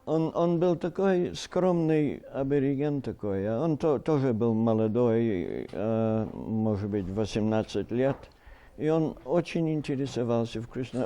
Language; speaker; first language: Russian; early bilingual, heritage; Russian